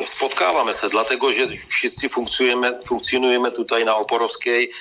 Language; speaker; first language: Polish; non-native, learner; Czech